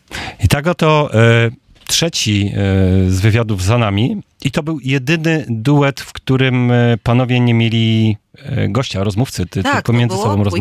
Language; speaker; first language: Polish; native; Polish